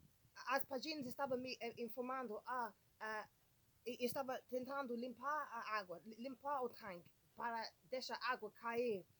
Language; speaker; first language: Portuguese; non-native, learner; English